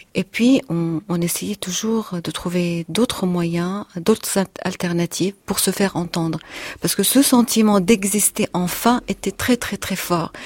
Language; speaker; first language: French; non-native, fluent; Arabic